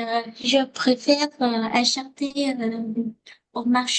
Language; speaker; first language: French; non-native, learner; Vietnamese